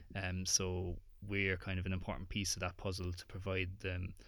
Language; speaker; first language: English; native; English